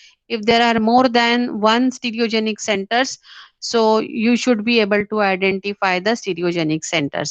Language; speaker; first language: English; non-native, local second language; Hindi